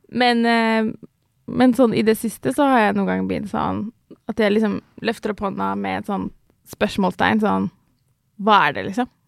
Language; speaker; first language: Norwegian; native; Norwegian